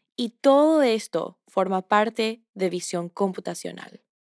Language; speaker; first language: Spanish; early bilingual, heritage; Spanish